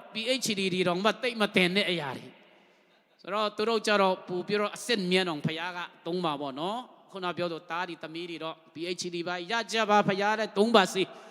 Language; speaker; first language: Burmese; non-native, local second language; Tedim Chin